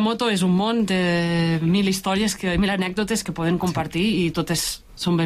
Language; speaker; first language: Catalan; native; Catalan